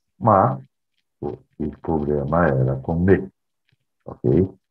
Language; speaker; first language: Italian; non-native, learner; Portuguese